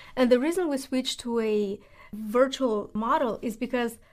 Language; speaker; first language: English; non-native, fluent; Romanian